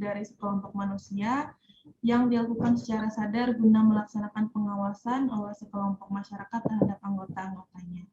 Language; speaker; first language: Indonesian; native; Indonesian